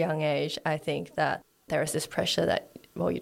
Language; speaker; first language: English; non-native, local second language; Cantonese